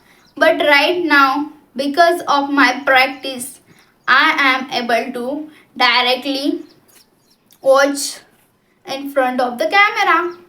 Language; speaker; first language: English; non-native, local second language; Hindi